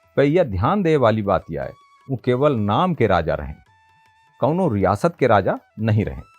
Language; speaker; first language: Hindi; native; Hindi